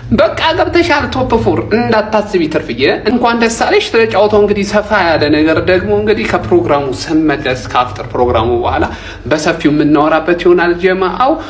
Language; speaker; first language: Amharic; native; Amharic